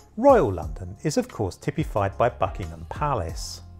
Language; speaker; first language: English; native; English